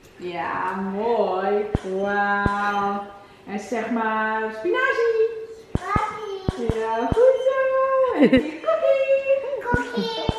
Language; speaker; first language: Dutch; native; Dutch